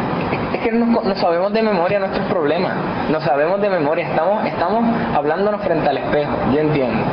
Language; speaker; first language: Spanish; native; Spanish